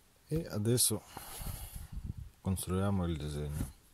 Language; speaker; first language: Italian; non-native, fluent; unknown